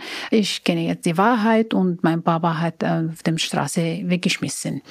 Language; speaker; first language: German; non-native, learner; Arabic